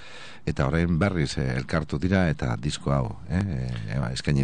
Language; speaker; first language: Basque; native; Basque